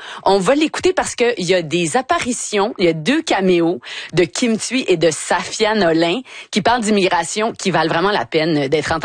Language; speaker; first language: French; native; French